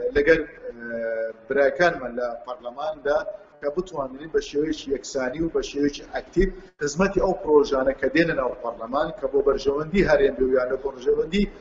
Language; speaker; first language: Central Kurdish; non-native, local second language; Turkish